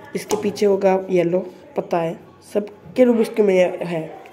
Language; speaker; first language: Hindi; non-native, local second language; Bangla